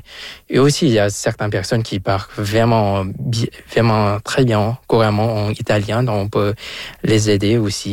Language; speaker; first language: French; non-native, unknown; Vietnamese